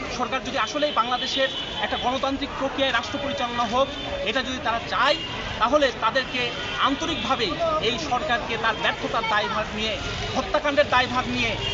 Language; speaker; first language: Bangla; native; Bangla